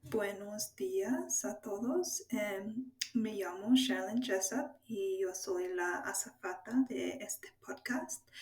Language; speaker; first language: Spanish; non-native, fluent; English